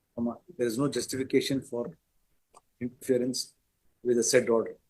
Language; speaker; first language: English; non-native, local second language; Kannada